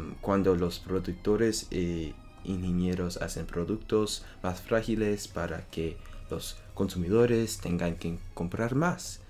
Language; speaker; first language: Spanish; non-native, learner; French